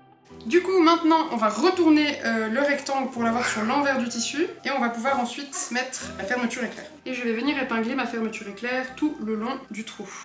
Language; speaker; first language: French; native; French